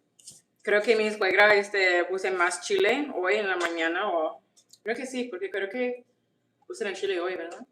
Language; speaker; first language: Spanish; non-native, learner; English